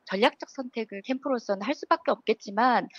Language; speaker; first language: Korean; native; Korean